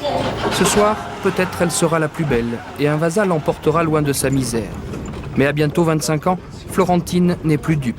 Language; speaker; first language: French; native; French